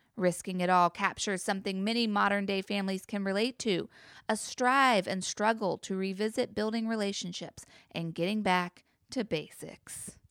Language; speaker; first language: English; native; English